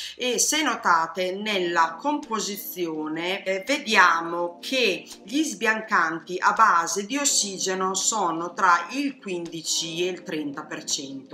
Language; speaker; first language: Italian; native; Italian